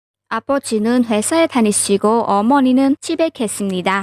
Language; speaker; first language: Korean; non-native, fluent; Khmer